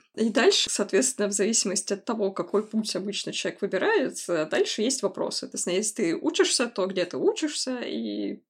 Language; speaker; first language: Russian; native; Russian